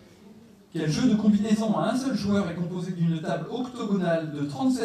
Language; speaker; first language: French; native; French